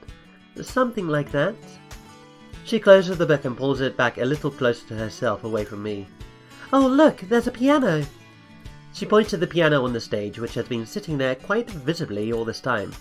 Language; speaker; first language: English; native; English